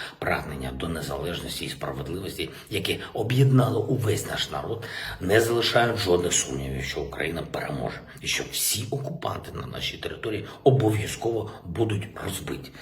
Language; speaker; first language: Ukrainian; non-native, local second language; Russian